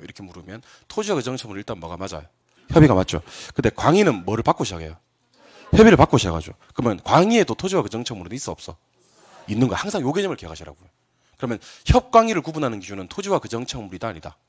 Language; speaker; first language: Korean; native; Korean